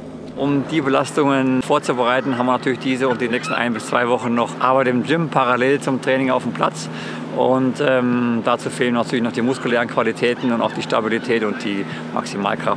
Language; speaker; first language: German; native; German